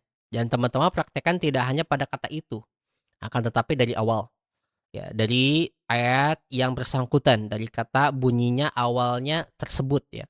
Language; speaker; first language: Indonesian; native; Indonesian